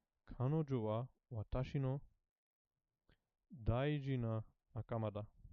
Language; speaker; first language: Japanese; non-native, learner; Filipino